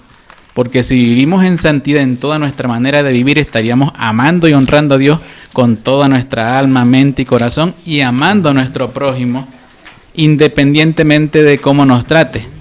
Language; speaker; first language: Spanish; native; Spanish